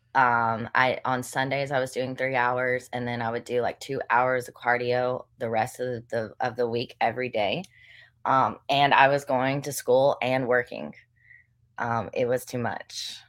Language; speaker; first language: English; native; English